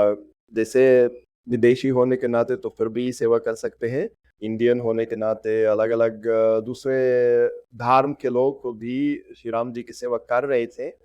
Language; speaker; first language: Hindi; non-native, fluent; Russian